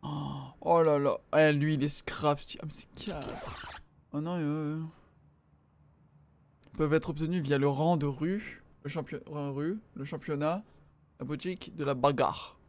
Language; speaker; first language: French; native; French